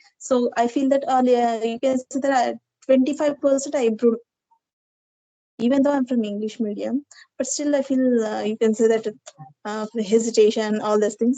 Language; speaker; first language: English; non-native, learner; Telugu